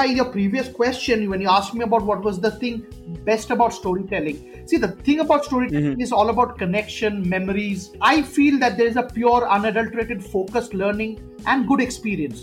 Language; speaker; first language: English; non-native, local second language; Bangla